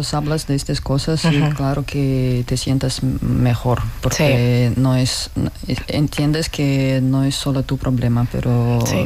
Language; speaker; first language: Spanish; non-native, learner; Russian